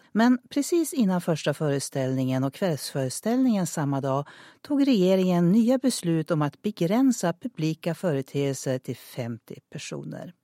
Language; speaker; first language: Swedish; native; Swedish